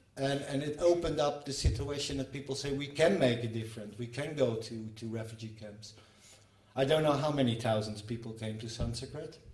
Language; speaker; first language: English; non-native, fluent; Dutch